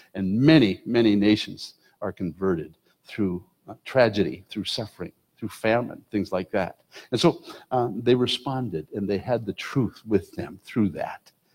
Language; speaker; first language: English; native; English